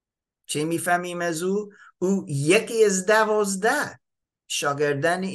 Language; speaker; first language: Persian; non-native, fluent; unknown